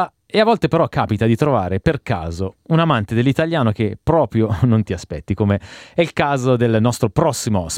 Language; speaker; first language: Italian; native; Italian